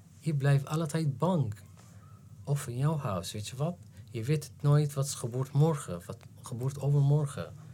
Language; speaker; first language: Dutch; non-native, learner; Arabic